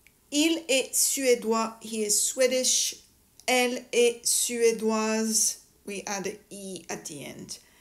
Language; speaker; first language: French; native; French